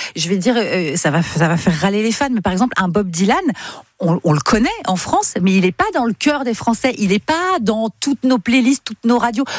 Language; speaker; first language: French; native; French